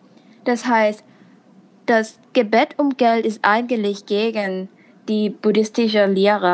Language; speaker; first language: German; non-native, fluent; Thai